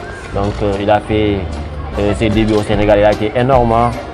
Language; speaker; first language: French; non-native, local second language; Wolof